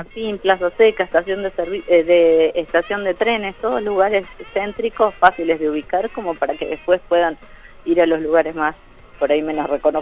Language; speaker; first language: Spanish; native; Spanish